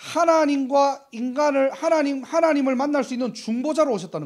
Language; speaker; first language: Korean; native; Korean